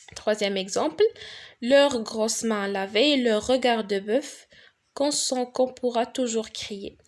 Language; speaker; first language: French; non-native, local second language; Arabic